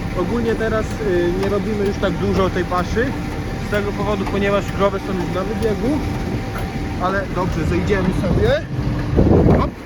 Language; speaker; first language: Polish; native; Polish